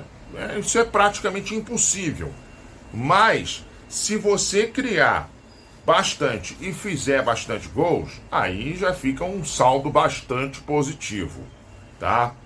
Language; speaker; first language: Portuguese; native; Portuguese